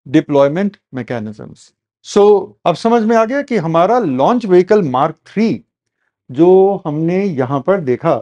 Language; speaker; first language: Hindi; native; Hindi